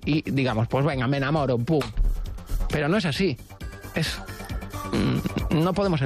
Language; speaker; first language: Spanish; native; Spanish